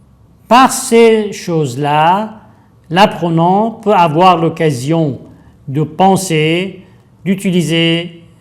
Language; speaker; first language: French; non-native, fluent; Persian